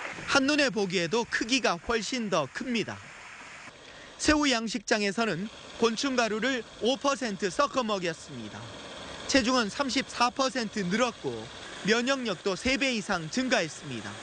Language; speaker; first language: Korean; native; Korean